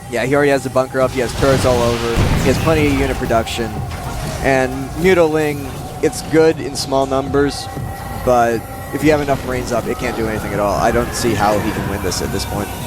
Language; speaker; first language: English; native; English